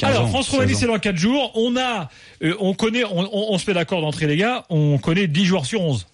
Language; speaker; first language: French; native; French